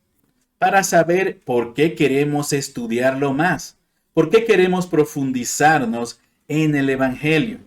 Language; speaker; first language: Spanish; non-native, fluent; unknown